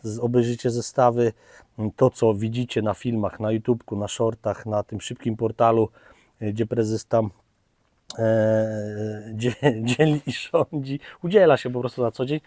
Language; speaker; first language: Polish; native; Polish